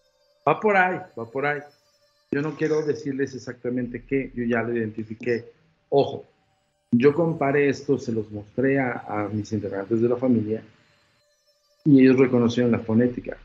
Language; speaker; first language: Spanish; native; Spanish